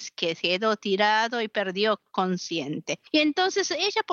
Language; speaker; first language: Spanish; non-native, fluent; Japanese